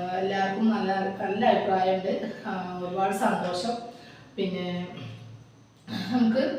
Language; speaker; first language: Malayalam; native; Malayalam